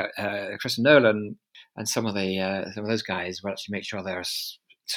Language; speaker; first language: English; native; English